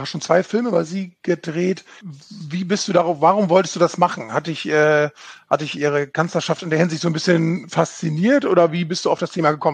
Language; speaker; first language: German; native; German